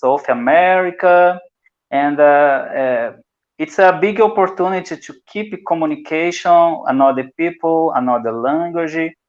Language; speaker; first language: English; non-native, learner; Portuguese